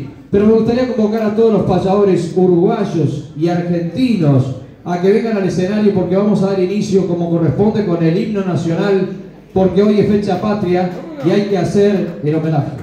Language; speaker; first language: Spanish; native; Spanish